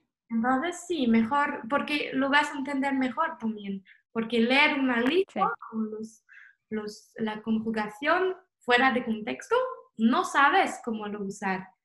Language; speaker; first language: Spanish; non-native, fluent; French